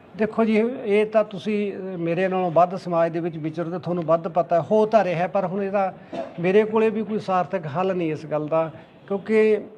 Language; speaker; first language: Punjabi; native; Punjabi